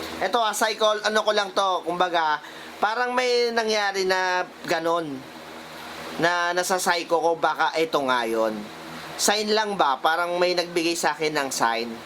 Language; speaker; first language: Filipino; native; Filipino